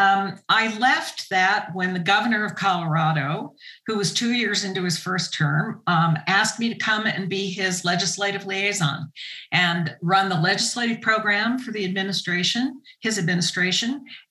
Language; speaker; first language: English; native; English